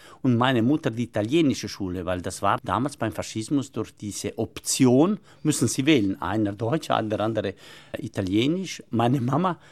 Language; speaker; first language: German; non-native, local second language; Ladin